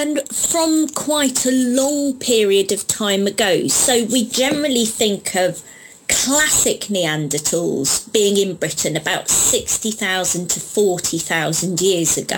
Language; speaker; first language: English; native; English